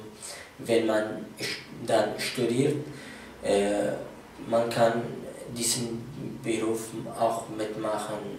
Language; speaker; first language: German; non-native, fluent; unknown